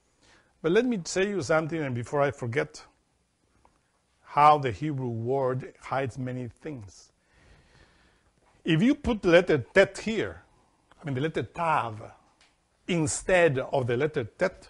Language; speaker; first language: English; non-native, fluent; Spanish